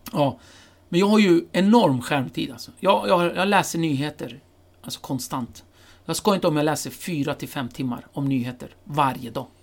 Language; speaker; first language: Swedish; early bilingual, other home language; Kurdish